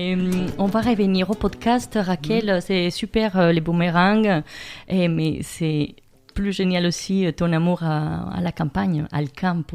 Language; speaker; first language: French; non-native, fluent; Spanish